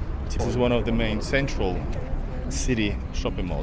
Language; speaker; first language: English; non-native, fluent; Russian